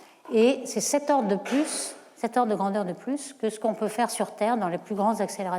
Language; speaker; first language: French; native; French